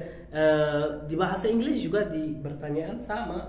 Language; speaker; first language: Indonesian; non-native, learner; Arabic